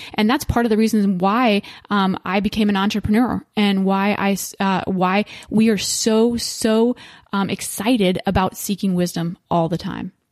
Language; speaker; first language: English; native; English